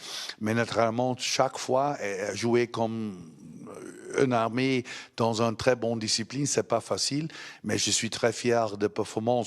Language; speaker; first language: French; non-native, learner; Dutch